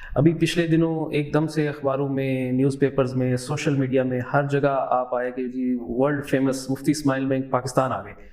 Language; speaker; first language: Urdu; native; Urdu